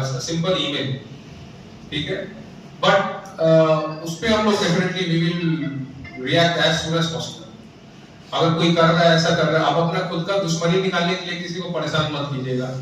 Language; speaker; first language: Hindi; native; Hindi